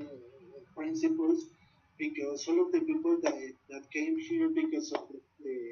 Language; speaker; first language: English; non-native, learner; Spanish